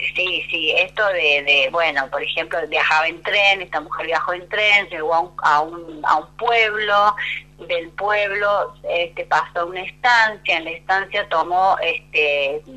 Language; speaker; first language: Spanish; native; Spanish